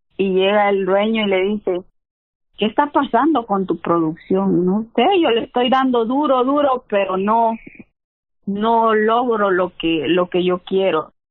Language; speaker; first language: Spanish; native; Spanish